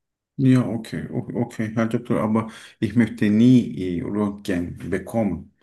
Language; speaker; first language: German; non-native, learner; Turkish